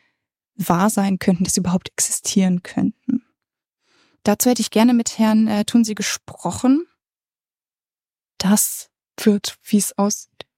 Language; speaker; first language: German; native; German